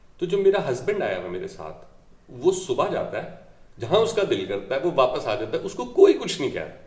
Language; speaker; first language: Urdu; native; Urdu